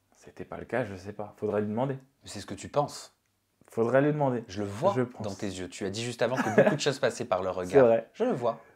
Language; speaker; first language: French; native; French